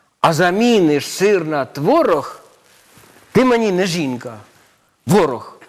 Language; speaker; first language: Ukrainian; native; Ukrainian